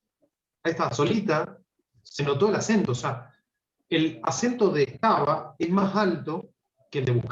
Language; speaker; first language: Spanish; native; Spanish